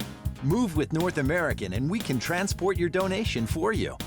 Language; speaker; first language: English; native; English